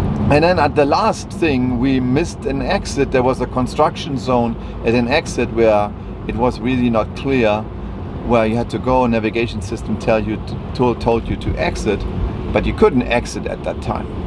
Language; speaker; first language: English; non-native, fluent; German